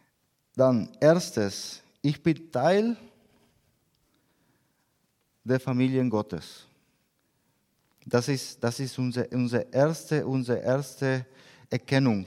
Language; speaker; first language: German; non-native, learner; Spanish